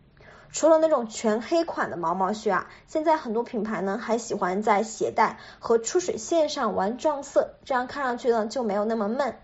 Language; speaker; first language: Chinese; native; Chinese